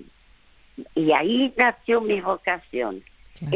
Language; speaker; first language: Spanish; early bilingual, other home language; French